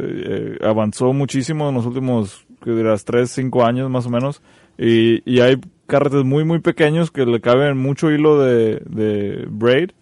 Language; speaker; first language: Spanish; native; Spanish